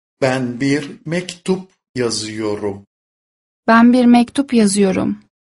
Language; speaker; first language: Turkish; non-native, fluent; Persian